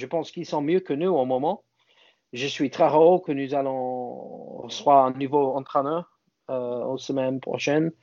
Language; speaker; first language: French; non-native, fluent; English